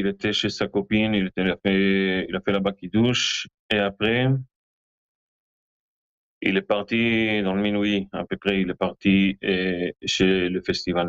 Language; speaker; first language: French; non-native, learner; Hebrew